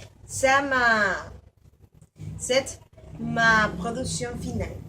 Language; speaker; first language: French; non-native, learner; Spanish